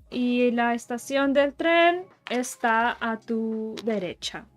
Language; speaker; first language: Spanish; early bilingual, heritage; Spanish